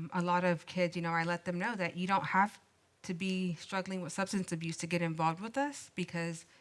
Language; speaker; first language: English; native; English